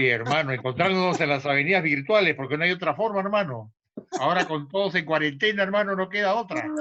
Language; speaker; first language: Spanish; native; Spanish